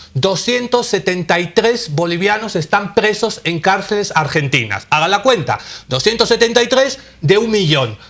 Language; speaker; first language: Spanish; native; Spanish